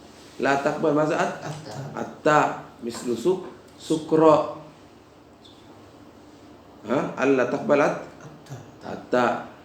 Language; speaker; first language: Arabic; non-native, fluent; Indonesian